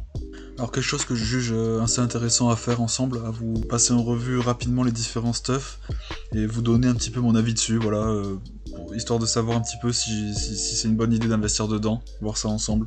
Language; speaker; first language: French; native; French